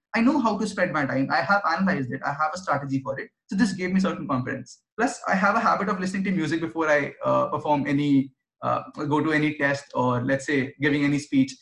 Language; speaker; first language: English; non-native, local second language; Hindi